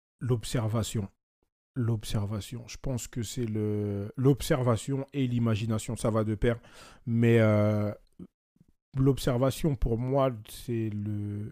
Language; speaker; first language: French; native; French